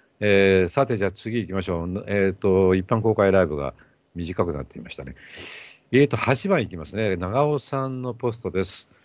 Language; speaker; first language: Japanese; native; Japanese